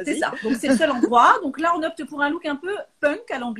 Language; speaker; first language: French; native; French